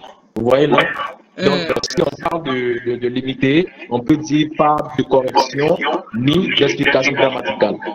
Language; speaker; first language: French; non-native, fluent; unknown